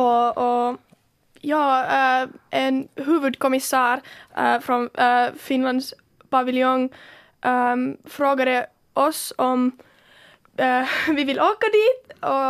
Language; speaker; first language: Swedish; non-native, local second language; Finnish